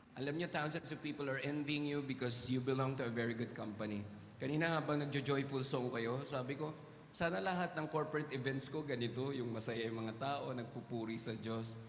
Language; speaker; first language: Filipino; non-native, local second language; Waray